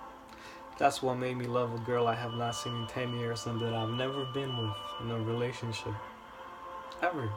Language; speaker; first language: English; native; English